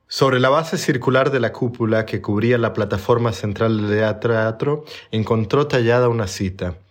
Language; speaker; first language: English; non-native, fluent; Spanish